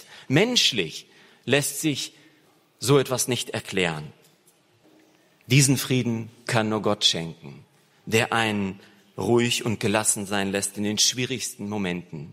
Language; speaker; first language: German; native; German